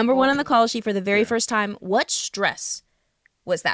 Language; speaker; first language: English; native; English